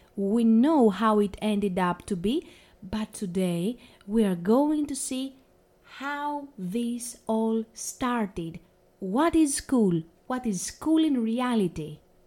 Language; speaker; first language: English; non-native, fluent; Greek